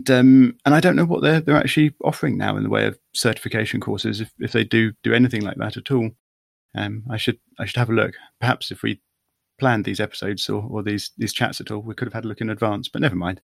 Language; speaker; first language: English; native; English